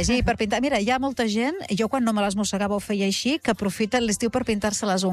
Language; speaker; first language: Catalan; native; Catalan